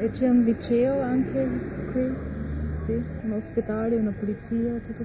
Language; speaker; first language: Italian; non-native, learner; German